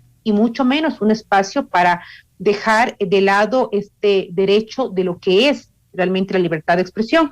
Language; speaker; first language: Spanish; native; Spanish